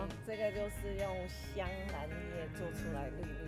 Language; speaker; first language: Chinese; non-native, fluent; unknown